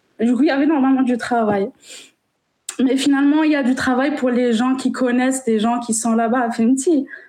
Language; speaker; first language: French; non-native, local second language; Arabic